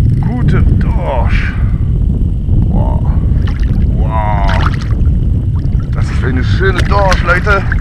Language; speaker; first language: German; non-native, fluent; French